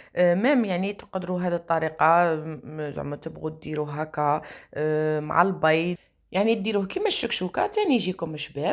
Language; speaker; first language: Arabic; native; Arabic